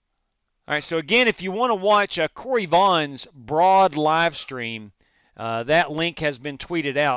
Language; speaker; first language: English; native; English